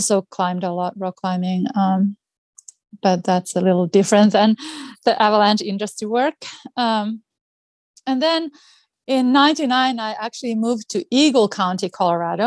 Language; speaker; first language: English; non-native, fluent; Finnish